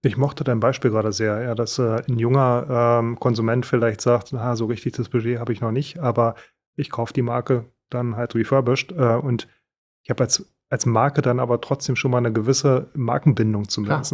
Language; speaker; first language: German; native; German